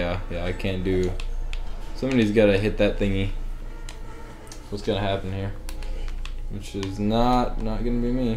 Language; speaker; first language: English; native; English